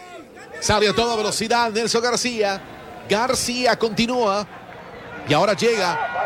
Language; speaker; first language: Spanish; native; Spanish